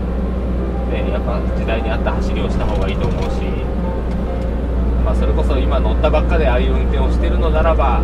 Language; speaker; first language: Japanese; native; Japanese